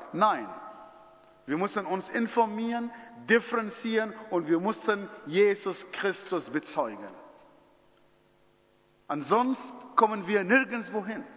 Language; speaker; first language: German; non-native, fluent; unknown